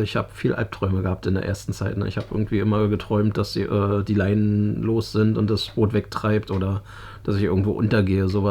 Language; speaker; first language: German; native; German